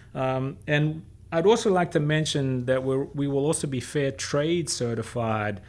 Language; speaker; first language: English; native; English